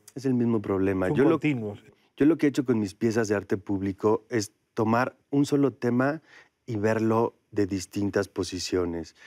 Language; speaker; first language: Spanish; native; Spanish